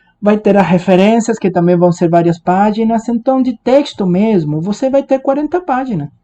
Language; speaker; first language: Portuguese; non-native, fluent; Spanish